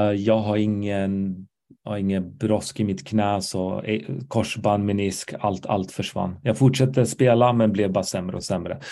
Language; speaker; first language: Swedish; early bilingual, other home language; Arabic